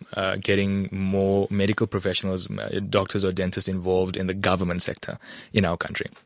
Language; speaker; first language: English; native; English